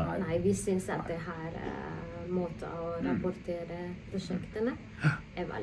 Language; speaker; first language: Norwegian; non-native, fluent; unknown